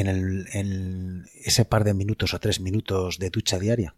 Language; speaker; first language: Spanish; native; Spanish